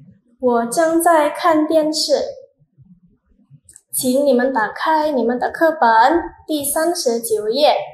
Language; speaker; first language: Chinese; non-native, fluent; Indonesian